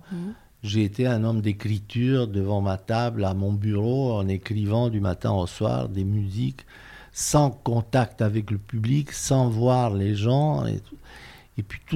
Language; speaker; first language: French; non-native, fluent; Romanian